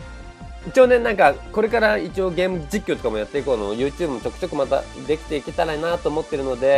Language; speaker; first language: Japanese; native; Japanese